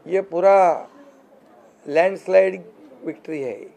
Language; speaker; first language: Hindi; non-native, local second language; Marathi